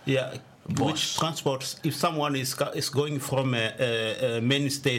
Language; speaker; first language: English; non-native, learner; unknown